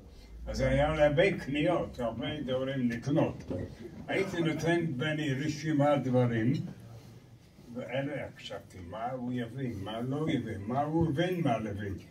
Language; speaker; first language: Hebrew; non-native, learner; English